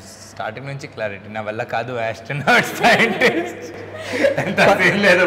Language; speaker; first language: Telugu; non-native, learner; Hindi